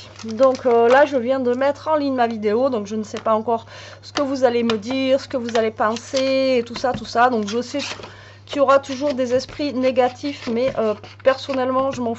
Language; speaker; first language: French; native; French